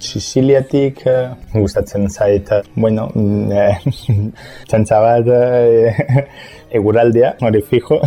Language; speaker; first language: Basque; non-native, fluent; Italian